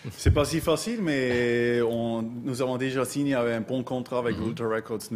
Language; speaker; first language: French; non-native, local second language; German